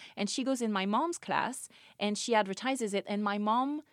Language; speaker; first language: English; non-native, fluent; French